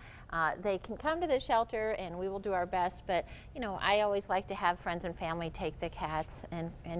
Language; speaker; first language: English; native; English